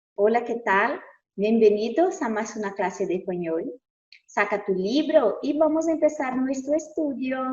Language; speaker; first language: Spanish; non-native, fluent; Portuguese